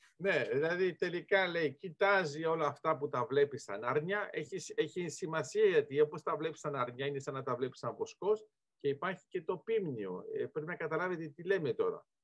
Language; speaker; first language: Greek; early bilingual, heritage; Greek